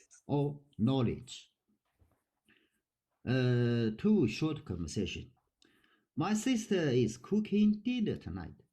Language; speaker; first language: English; non-native, learner; Chinese